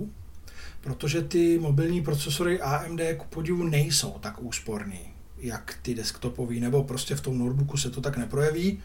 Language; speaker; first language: Czech; native; Czech